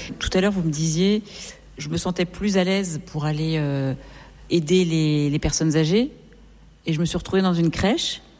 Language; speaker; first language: French; native; French